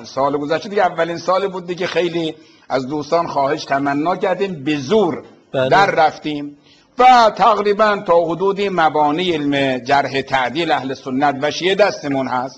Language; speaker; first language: Persian; native; Persian